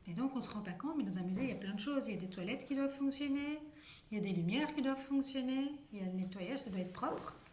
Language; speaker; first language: French; native; French